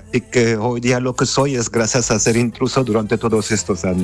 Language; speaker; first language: Spanish; non-native, fluent; Armenian